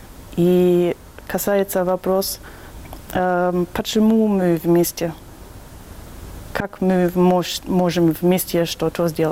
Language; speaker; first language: Russian; non-native, learner; German